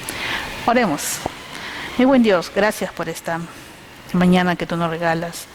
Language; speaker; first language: Spanish; native; Spanish